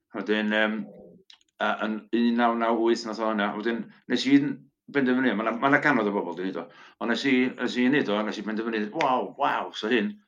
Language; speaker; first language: Welsh; native; Welsh